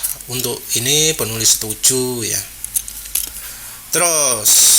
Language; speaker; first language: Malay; non-native, local second language; Javanese